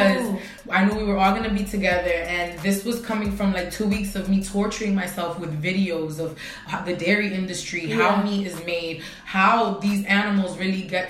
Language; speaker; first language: English; native; English